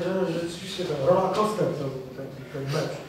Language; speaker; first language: Polish; native; Polish